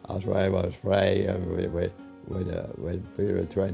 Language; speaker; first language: Dutch; non-native, learner; English